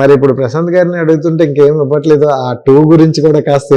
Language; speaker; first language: Telugu; native; Telugu